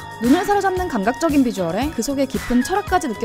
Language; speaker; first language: Korean; native; Korean